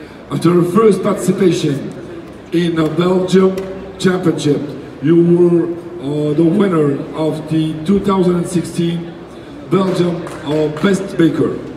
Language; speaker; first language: English; non-native, fluent; French